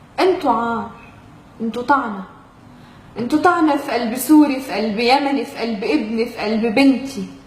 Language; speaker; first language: Arabic; native; Arabic